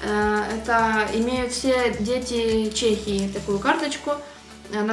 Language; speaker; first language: Russian; native; Russian